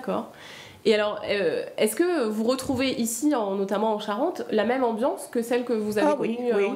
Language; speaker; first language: French; native; French